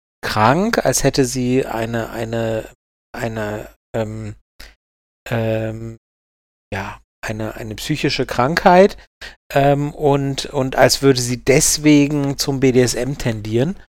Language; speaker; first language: German; native; German